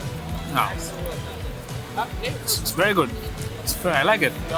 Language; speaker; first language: English; non-native, local second language; Filipino